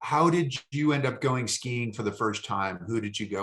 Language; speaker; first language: English; native; English